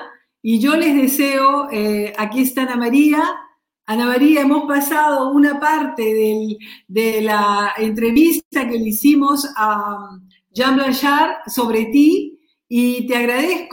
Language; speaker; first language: Spanish; native; Spanish